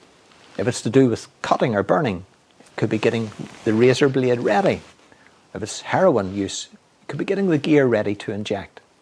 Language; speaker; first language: English; native; English